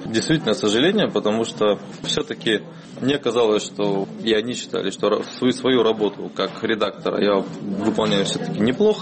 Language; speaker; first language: Russian; native; Russian